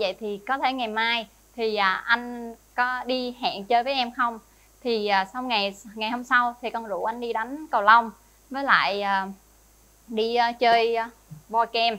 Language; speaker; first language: Vietnamese; native; Vietnamese